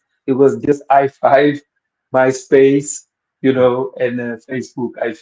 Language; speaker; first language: English; non-native, local second language; Wolof